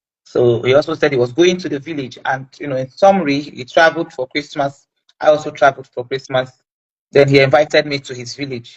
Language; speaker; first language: English; non-native, local second language; Igbo